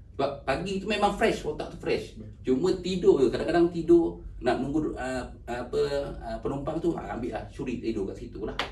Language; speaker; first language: Malay; native; Malay